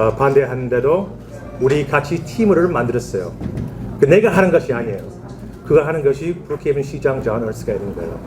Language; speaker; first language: Korean; early bilingual, heritage; Korean